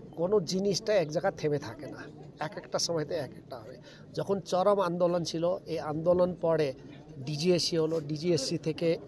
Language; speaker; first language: Bangla; native; Bangla